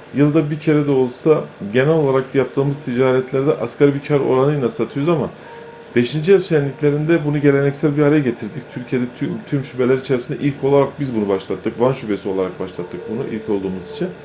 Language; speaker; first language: Turkish; native; Turkish